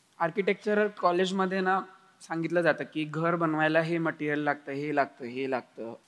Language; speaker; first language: Marathi; native; Marathi